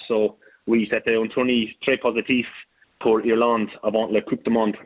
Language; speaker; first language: French; non-native, learner; English